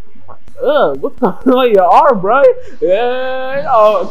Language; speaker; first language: English; native; English